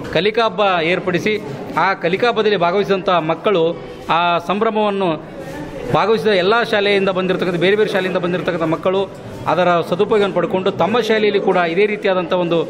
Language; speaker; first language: Kannada; native; Kannada